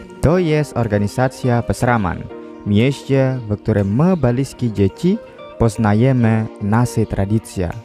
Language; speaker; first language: Polish; non-native, learner; Balinese